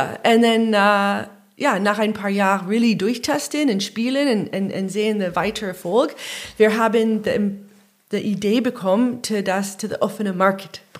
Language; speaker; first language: German; non-native, learner; English